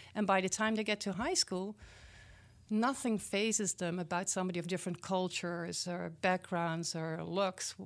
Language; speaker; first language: English; non-native, fluent; Dutch